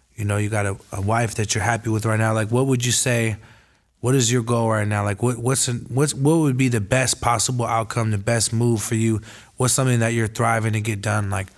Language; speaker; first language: English; native; English